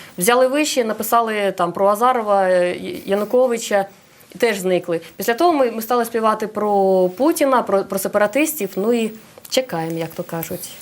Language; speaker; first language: Ukrainian; non-native, local second language; Russian